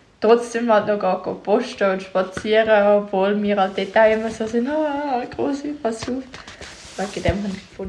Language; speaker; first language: German; native; German